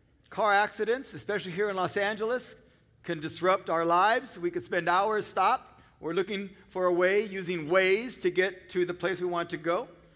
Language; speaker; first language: English; native; English